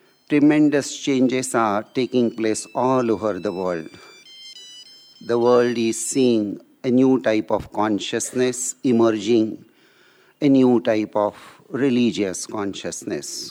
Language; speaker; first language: English; non-native, local second language; Marathi